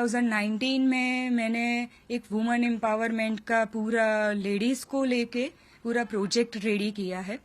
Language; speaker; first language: Hindi; non-native, local second language; Gujarati